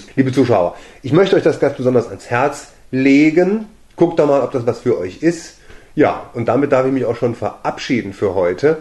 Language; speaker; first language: German; native; German